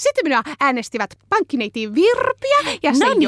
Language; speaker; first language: Finnish; native; Finnish